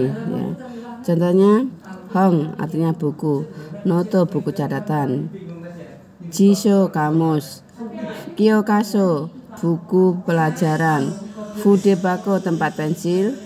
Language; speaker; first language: Indonesian; native; Indonesian